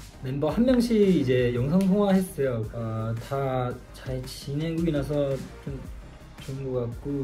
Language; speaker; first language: Korean; non-native, fluent; Chinese